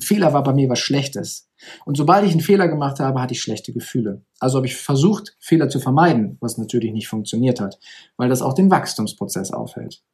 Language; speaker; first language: German; native; German